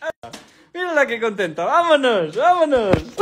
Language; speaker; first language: Spanish; native; Spanish